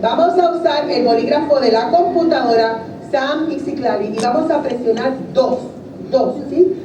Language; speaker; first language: Spanish; native; Spanish